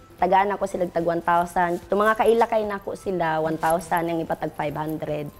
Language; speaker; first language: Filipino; non-native, local second language; Cebuano